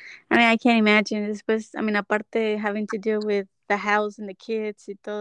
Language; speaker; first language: English; early bilingual, other home language; Spanish